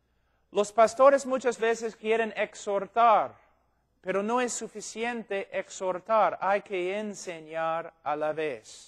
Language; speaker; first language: Spanish; non-native, fluent; English